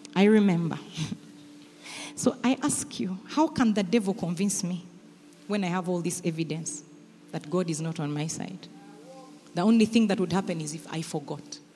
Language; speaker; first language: English; non-native, local second language; Ganda